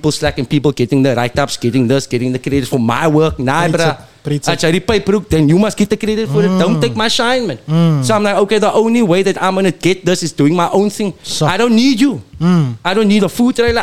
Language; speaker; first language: English; native; English